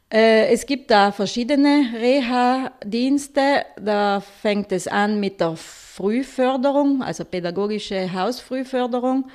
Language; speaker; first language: German; native; German